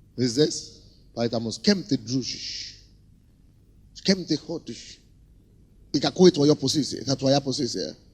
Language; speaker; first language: Russian; non-native, fluent; Yoruba